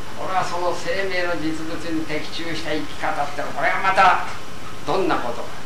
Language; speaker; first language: Japanese; native; Japanese